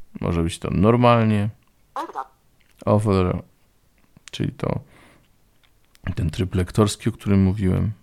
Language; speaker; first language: Polish; native; Polish